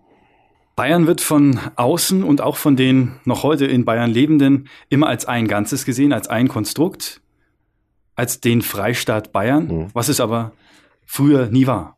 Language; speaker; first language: German; native; German